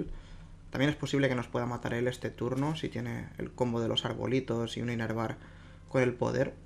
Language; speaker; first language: Spanish; native; Spanish